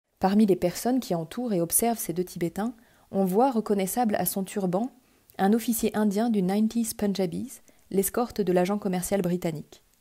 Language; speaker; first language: French; native; French